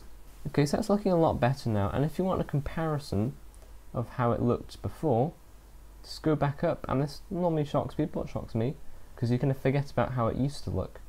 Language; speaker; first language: English; native; English